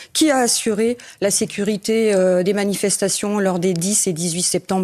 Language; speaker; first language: French; native; French